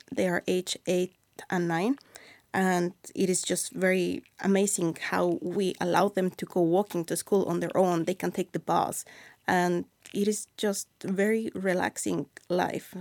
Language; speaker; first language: English; non-native, fluent; Spanish